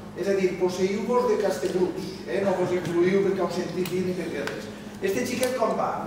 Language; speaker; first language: Catalan; native; Catalan